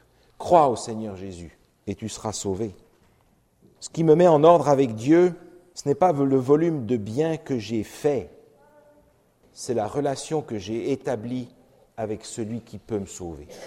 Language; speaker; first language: French; native; French